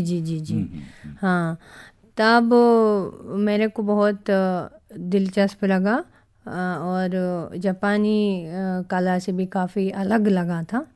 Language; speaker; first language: Hindi; non-native, fluent; Japanese